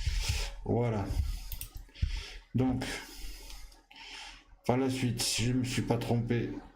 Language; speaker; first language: French; native; French